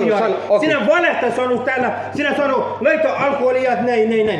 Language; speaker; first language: Finnish; non-native, learner; Turkish